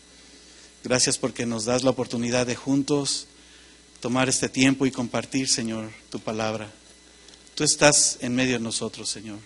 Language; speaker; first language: Spanish; native; Spanish